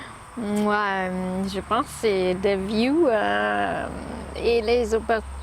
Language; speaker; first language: French; non-native, learner; English